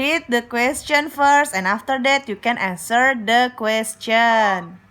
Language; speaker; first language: English; non-native, learner; Indonesian